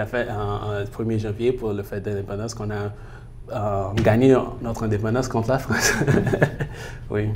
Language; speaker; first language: French; early bilingual, heritage; French